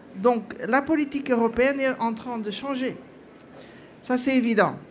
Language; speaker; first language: French; non-native, fluent; Portuguese